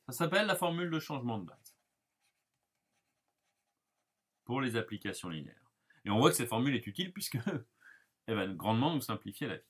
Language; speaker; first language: French; native; French